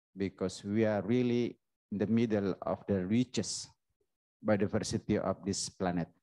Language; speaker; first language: English; non-native, fluent; Indonesian